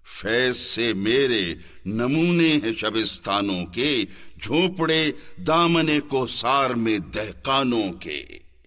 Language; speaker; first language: Urdu; native; Urdu